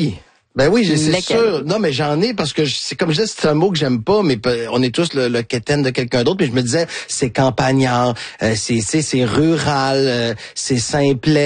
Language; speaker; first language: French; native; French